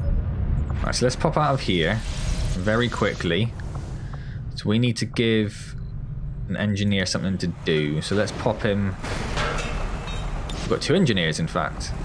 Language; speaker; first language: English; native; English